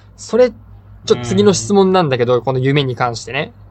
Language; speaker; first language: Japanese; native; Japanese